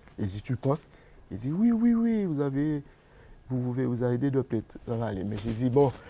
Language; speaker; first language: French; native; French